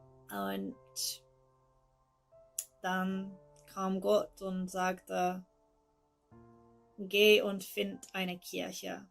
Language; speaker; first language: German; non-native, learner; English